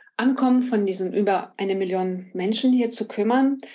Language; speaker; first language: German; non-native, fluent; Ukrainian